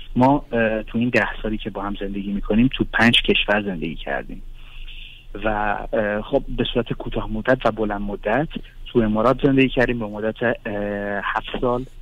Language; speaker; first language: Persian; native; Persian